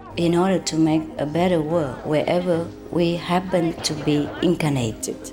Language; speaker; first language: English; non-native, fluent; Vietnamese